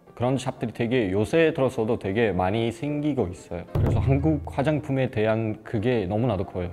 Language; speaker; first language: Korean; non-native, fluent; Uzbek